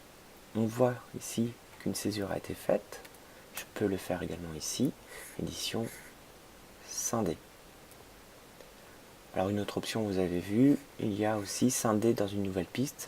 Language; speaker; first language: French; native; French